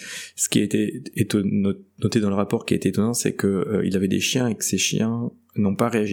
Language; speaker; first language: French; native; French